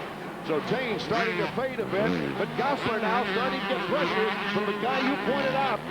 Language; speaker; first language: English; native; English